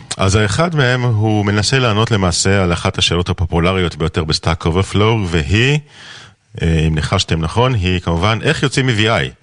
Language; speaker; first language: Hebrew; native; Hebrew